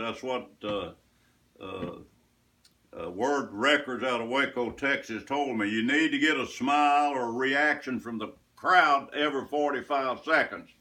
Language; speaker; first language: English; native; English